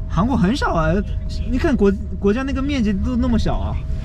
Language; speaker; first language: Chinese; early bilingual, other home language; Korean